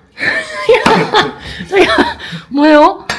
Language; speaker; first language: Korean; non-native, fluent; German